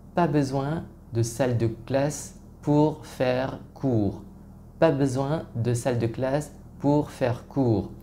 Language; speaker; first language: French; non-native, fluent; Vietnamese